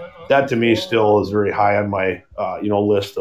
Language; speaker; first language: English; native; English